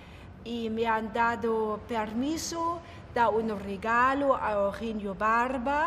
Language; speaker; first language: Spanish; non-native, fluent; German